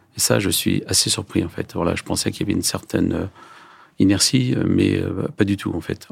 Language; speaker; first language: French; early bilingual, other home language; Turkish